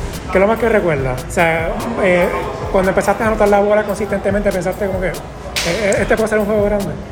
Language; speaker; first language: Spanish; native; Spanish